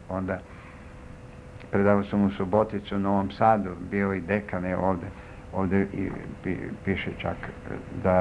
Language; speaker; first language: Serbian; non-native, fluent; Russian